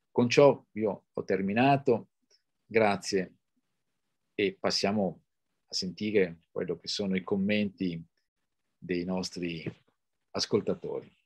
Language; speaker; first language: Italian; native; Italian